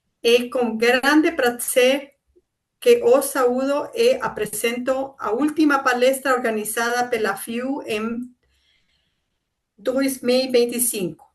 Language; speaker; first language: Portuguese; non-native, fluent; Spanish